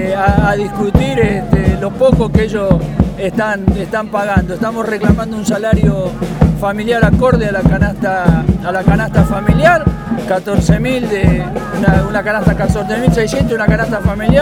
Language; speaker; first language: Spanish; native; Spanish